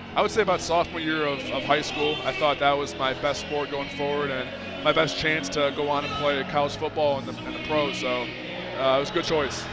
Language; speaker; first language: English; native; English